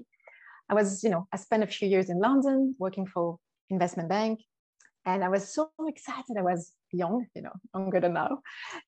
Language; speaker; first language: English; non-native, fluent; French